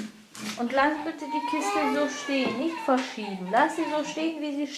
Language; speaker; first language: German; native; German